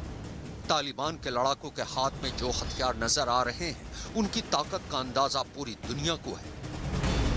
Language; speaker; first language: Hindi; native; Hindi